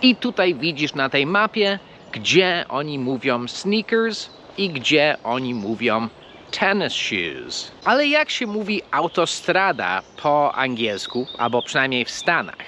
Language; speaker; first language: Polish; non-native, fluent; English